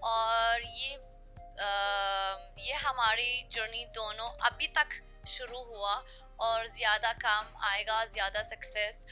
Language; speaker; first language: Hindi; non-native, learner; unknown